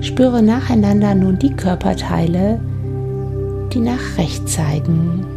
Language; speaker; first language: German; native; German